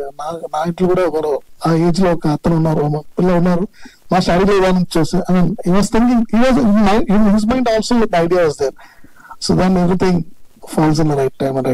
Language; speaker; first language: Telugu; non-native, learner; Tamil